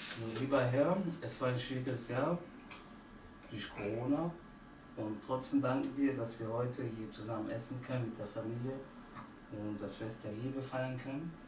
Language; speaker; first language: German; early bilingual, other home language; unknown